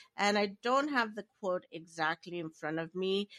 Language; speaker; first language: English; native; English